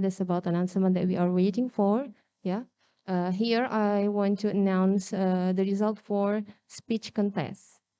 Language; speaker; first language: English; non-native, learner; Indonesian